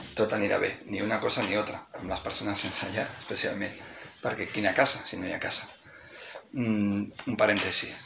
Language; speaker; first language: Catalan; non-native, local second language; Spanish